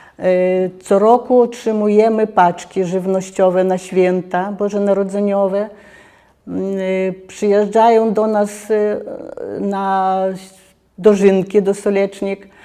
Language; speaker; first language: Polish; native; Polish